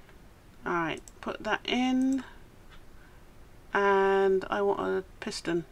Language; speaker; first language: English; native; English